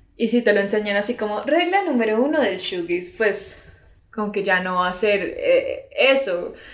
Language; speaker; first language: Spanish; early bilingual, other home language; English